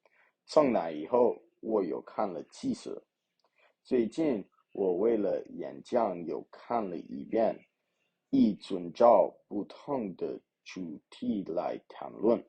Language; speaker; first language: Chinese; non-native, learner; English